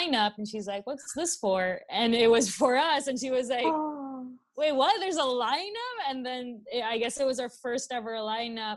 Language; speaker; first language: English; non-native, local second language; Filipino